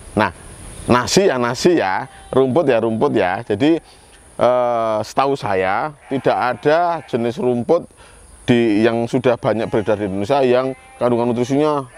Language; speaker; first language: Indonesian; native; Indonesian